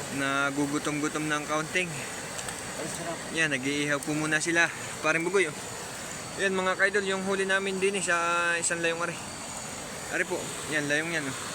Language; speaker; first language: Filipino; native; Filipino